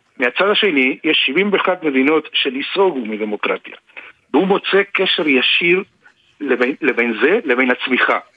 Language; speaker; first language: Hebrew; non-native, fluent; Spanish